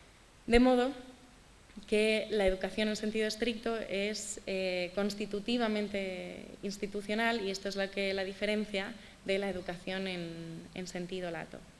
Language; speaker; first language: Spanish; native; Spanish